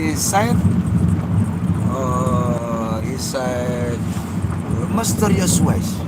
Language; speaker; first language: English; non-native, learner; Indonesian